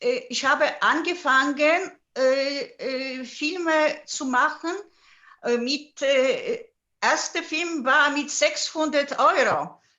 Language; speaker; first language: German; non-native, fluent; Polish